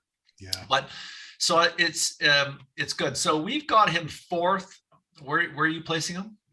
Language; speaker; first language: English; native; English